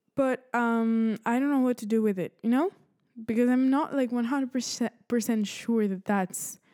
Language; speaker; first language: English; early bilingual, other home language; Spanish